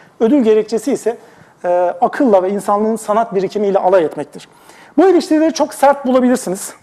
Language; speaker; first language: Turkish; native; Turkish